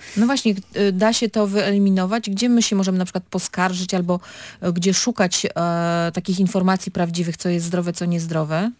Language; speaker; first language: Polish; native; Polish